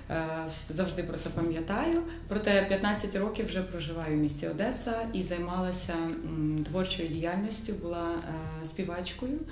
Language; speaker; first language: Ukrainian; native; Ukrainian